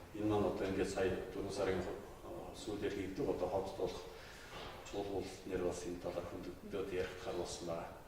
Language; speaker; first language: Mongolian; non-native, local second language; Kazakh